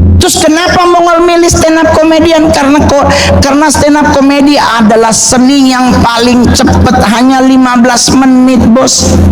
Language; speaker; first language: Indonesian; native; Indonesian